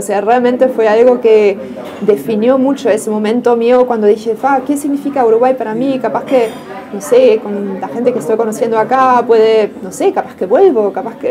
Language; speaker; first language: Spanish; non-native, fluent; German